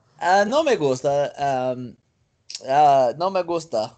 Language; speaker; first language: Spanish; non-native, learner; English